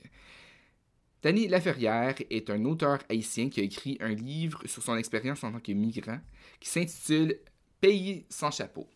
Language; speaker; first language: French; native; French